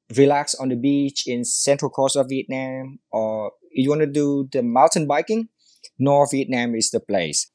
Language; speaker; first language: English; non-native, learner; Vietnamese